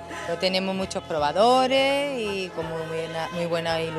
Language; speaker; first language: Spanish; native; Spanish